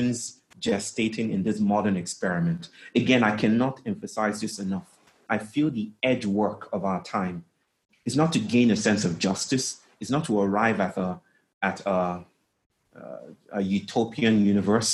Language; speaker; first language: English; non-native, local second language; Yoruba